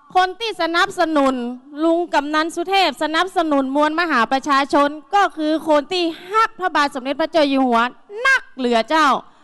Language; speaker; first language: Thai; native; Thai